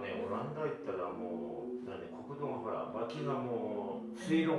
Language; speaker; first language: Japanese; native; Japanese